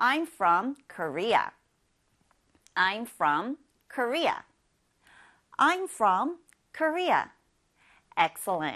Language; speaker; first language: English; non-native, fluent; Korean